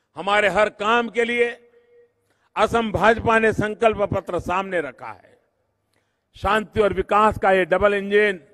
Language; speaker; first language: Hindi; non-native, local second language; Gujarati